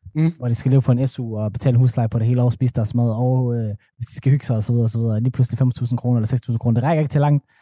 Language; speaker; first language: Danish; early bilingual, other home language; Somali